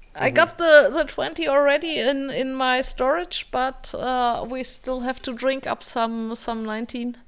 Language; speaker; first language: English; non-native, fluent; German